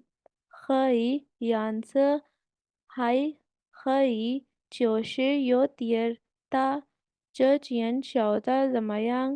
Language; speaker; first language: Chinese; non-native, learner; Urdu